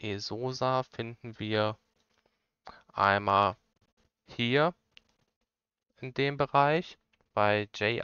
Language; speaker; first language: German; native; German